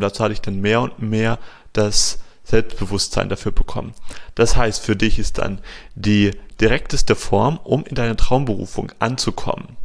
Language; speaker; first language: German; native; German